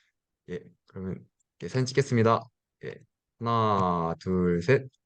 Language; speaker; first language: Korean; native; Korean